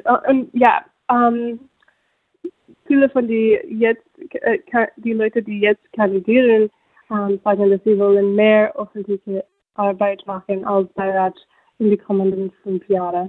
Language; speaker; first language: German; non-native, fluent; English